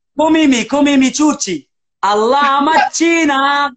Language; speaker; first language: Italian; non-native, learner; Arabic